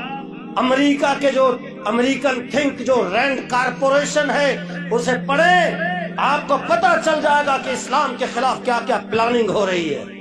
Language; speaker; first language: Urdu; native; Urdu